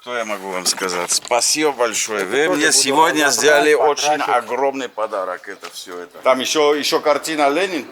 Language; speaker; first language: Russian; non-native, learner; English